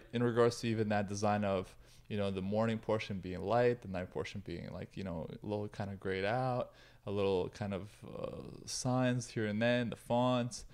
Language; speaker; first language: English; native; English